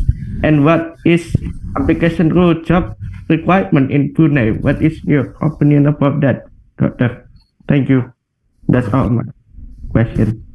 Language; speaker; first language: English; non-native, learner; Indonesian